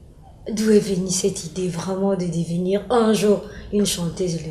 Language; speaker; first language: French; non-native, local second language; Lingala